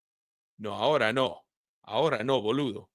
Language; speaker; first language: Spanish; early bilingual, heritage; Spanish